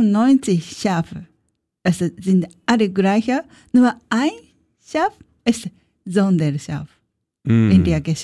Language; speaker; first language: German; non-native, learner; Japanese